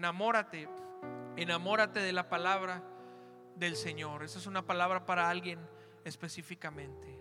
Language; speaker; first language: Spanish; early bilingual, heritage; Spanish